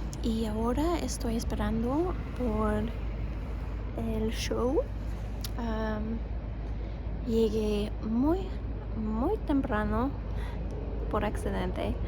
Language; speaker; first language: Spanish; non-native, fluent; English